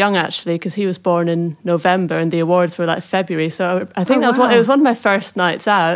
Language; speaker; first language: English; native; English